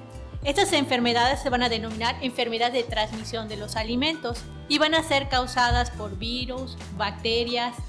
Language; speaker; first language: Spanish; native; Spanish